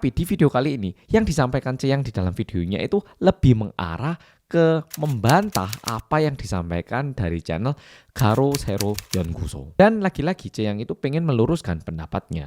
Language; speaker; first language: Indonesian; early bilingual, other home language; Korean